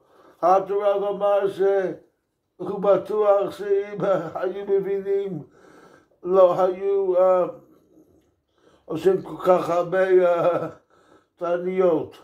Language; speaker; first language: Hebrew; non-native, fluent; English